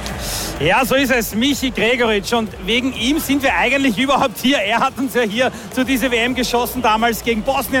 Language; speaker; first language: German; native; German